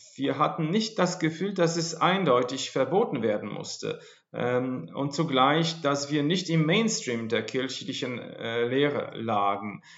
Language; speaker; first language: German; non-native, fluent; Polish